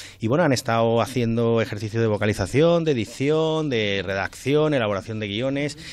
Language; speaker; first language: Spanish; native; Spanish